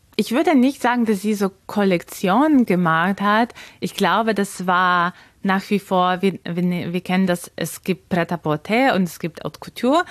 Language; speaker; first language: German; non-native, fluent; Ukrainian